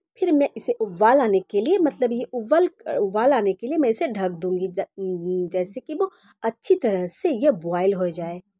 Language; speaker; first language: Hindi; non-native, local second language; Bangla